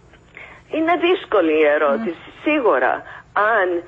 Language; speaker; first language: Greek; non-native, fluent; English